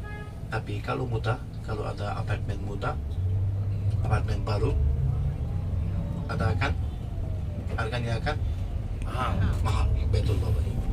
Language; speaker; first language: Indonesian; non-native, fluent; Turkish